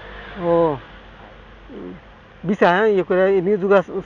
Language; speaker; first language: Indonesian; non-native, learner; Bangla